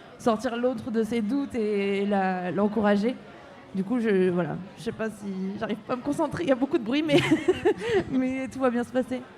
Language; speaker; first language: French; native; French